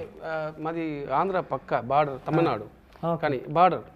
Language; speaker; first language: Telugu; non-native, local second language; Tamil